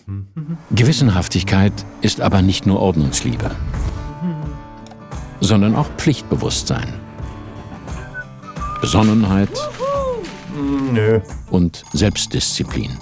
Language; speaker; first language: German; native; German